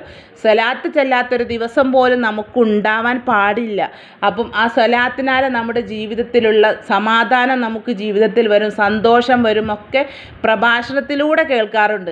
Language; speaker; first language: Malayalam; native; Malayalam